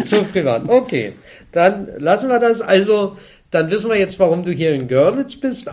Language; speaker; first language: German; native; German